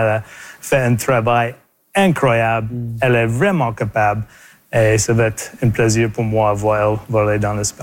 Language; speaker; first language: French; native; French